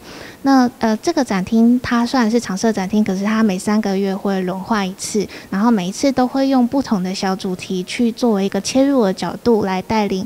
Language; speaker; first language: Chinese; native; Chinese